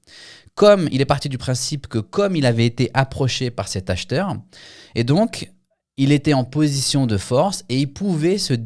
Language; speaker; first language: French; native; French